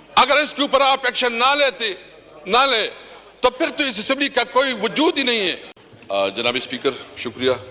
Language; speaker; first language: Urdu; non-native, local second language; Pashto